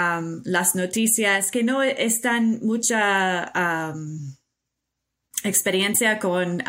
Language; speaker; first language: Spanish; non-native, fluent; English